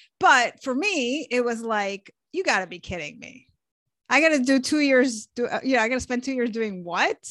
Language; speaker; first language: English; early bilingual, other home language; Hebrew